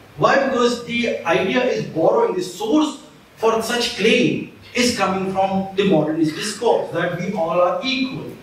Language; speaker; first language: English; non-native, local second language; Marathi